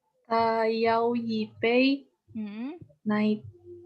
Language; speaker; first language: Chinese; non-native, learner; Indonesian